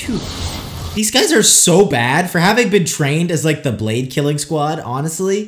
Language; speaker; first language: English; native; English